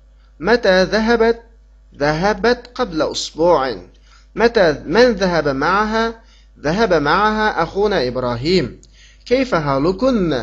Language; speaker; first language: Arabic; non-native, fluent; Uyghur